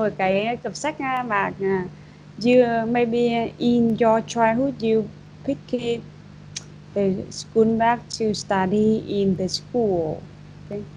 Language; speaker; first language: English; non-native, fluent; Vietnamese